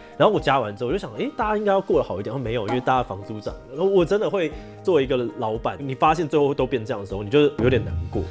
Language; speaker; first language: Chinese; native; Chinese